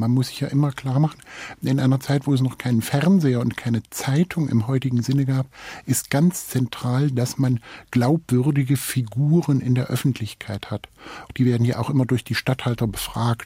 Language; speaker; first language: German; native; German